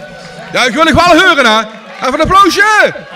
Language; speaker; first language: Dutch; native; Dutch